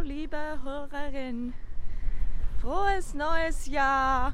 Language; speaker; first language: German; non-native, learner; Japanese